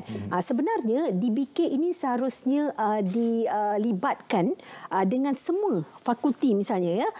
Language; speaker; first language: Malay; native; Malay